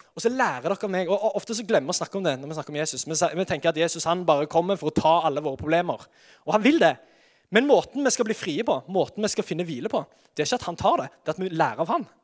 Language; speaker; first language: Norwegian; native; Norwegian